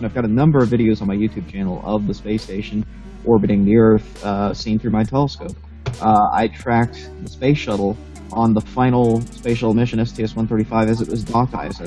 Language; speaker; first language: English; native; English